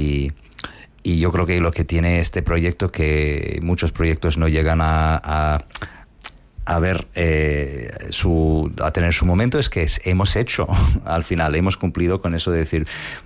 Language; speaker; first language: Spanish; non-native, fluent; English